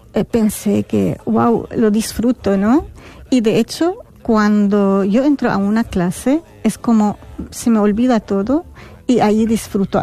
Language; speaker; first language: Spanish; non-native, fluent; Arabic